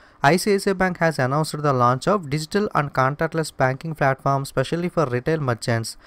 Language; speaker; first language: English; non-native, local second language; Telugu